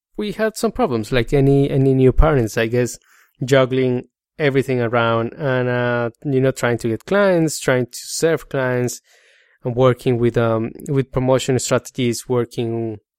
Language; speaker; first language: English; non-native, fluent; Spanish